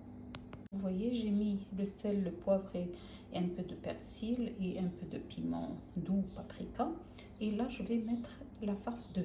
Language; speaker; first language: French; non-native, local second language; Arabic